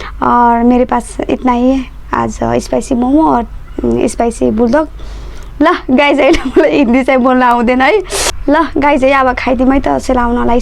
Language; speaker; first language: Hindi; non-native, learner; Nepali